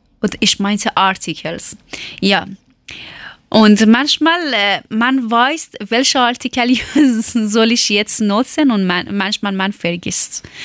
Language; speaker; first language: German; non-native, learner; Persian